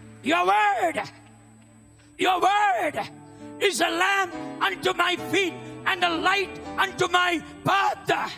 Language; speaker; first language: English; non-native, local second language; Tamil